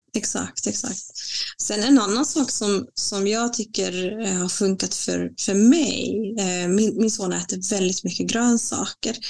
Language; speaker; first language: Swedish; non-native, fluent; Spanish